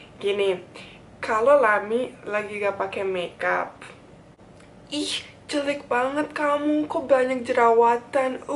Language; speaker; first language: Indonesian; non-native, fluent; Bosnian